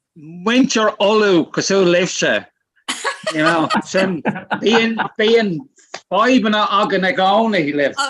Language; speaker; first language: Irish; non-native, local second language; English